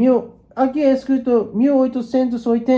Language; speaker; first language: Portuguese; non-native, learner; Japanese